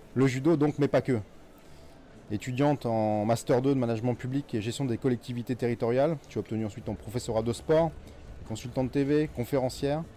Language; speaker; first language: French; native; French